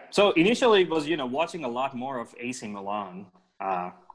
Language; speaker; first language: English; non-native, local second language; Telugu